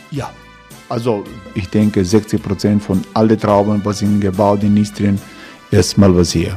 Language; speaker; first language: German; non-native, fluent; Croatian